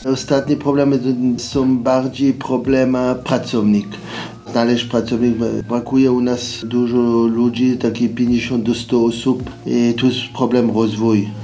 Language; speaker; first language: Polish; non-native, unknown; French